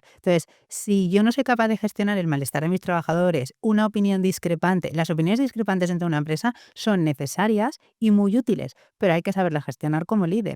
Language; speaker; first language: Spanish; native; Spanish